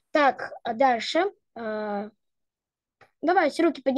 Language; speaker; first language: Russian; native; Russian